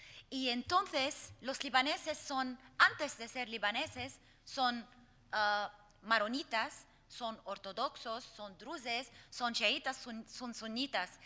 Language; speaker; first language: Spanish; non-native, fluent; Arabic